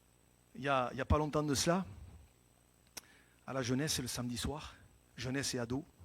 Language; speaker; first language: French; native; French